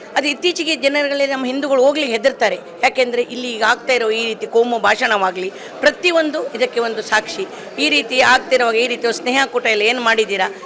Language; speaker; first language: Kannada; non-native, local second language; Konkani